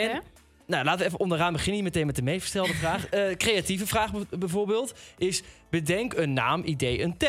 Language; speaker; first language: Dutch; native; Dutch